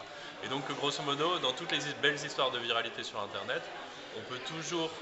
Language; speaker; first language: French; native; French